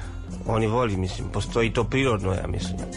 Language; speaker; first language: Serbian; non-native, learner; Swahili